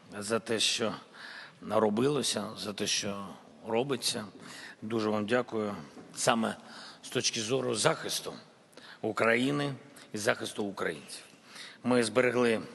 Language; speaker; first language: Ukrainian; non-native, local second language; Russian